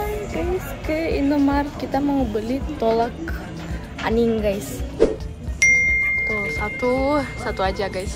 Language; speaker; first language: Indonesian; non-native, fluent; German